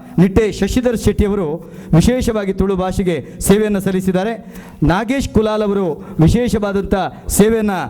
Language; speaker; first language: Kannada; non-native, local second language; Tulu